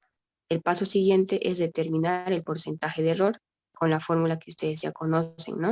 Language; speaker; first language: Spanish; native; Spanish